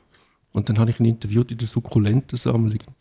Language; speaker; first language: German; native; German